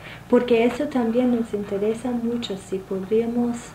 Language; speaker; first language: Spanish; non-native, fluent; English